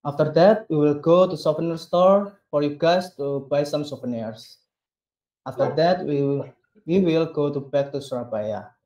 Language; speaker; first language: English; non-native, learner; Indonesian